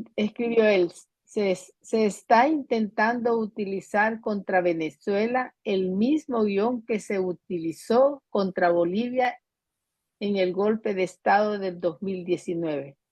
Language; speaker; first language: Spanish; native; Spanish